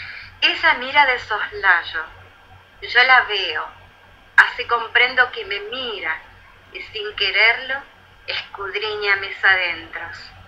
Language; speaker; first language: Spanish; native; Spanish